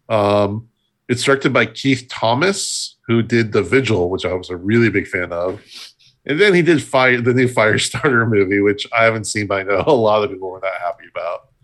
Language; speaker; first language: English; native; English